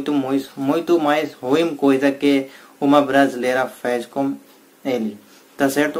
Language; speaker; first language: Portuguese; non-native, learner; Hindi